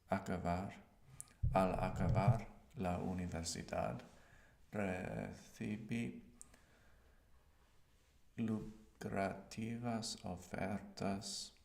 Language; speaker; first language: Spanish; non-native, learner; English